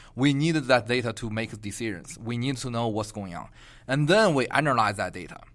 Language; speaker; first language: English; non-native, fluent; Chinese